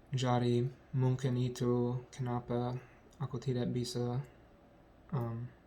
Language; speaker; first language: Indonesian; non-native, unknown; English